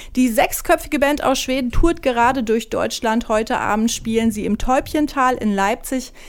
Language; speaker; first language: German; native; German